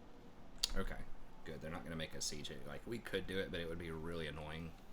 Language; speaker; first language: English; native; English